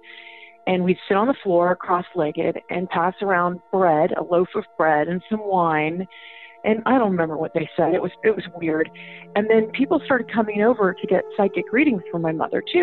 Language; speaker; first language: English; native; English